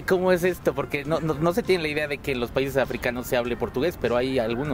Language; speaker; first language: Spanish; native; Spanish